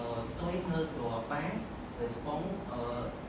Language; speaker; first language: French; non-native, learner; Vietnamese